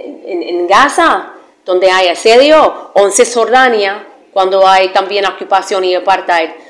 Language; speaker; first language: Spanish; non-native, fluent; Arabic